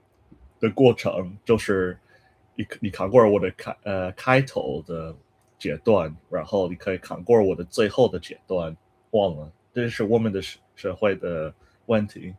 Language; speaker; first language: Chinese; non-native, fluent; English